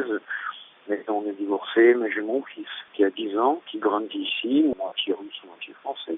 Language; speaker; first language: French; non-native, fluent; Russian